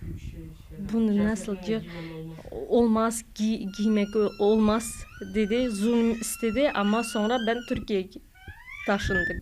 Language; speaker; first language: Turkish; non-native, learner; Kazakh